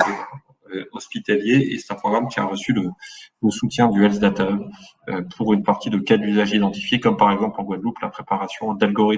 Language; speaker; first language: French; native; French